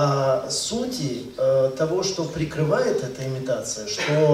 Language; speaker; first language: Russian; native; Russian